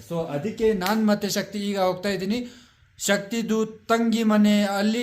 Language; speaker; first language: Kannada; non-native, fluent; Ladakhi